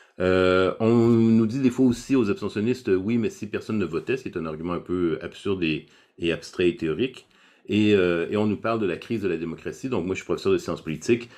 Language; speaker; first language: French; native; French